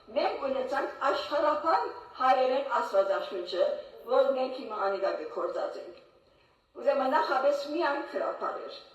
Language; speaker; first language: Armenian; native; Armenian